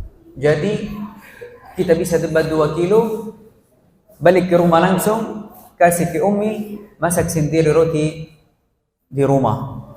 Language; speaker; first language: Indonesian; non-native, fluent; Arabic